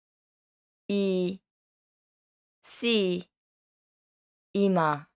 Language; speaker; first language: Japanese; non-native, fluent; Korean